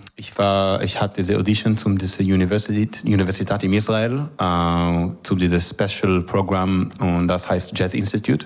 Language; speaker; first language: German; non-native, learner; Hebrew